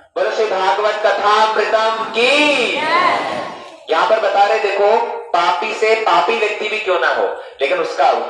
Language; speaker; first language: Hindi; non-native, fluent; English